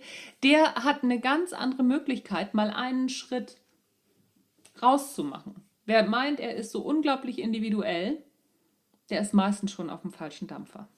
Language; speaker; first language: German; native; German